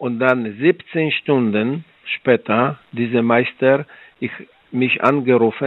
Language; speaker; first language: German; non-native, learner; Polish